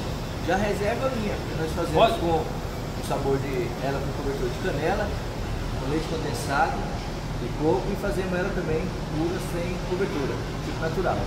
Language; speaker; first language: Portuguese; native; Portuguese